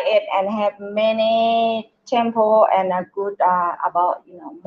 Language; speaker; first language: English; non-native, learner; Thai